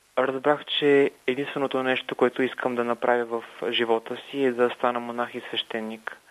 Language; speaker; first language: Bulgarian; native; Bulgarian